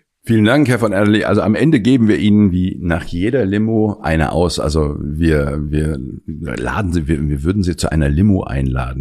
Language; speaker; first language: German; native; German